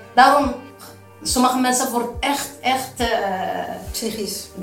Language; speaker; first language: Dutch; non-native, learner; Arabic